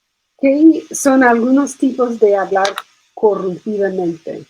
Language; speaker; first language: Spanish; non-native, fluent; English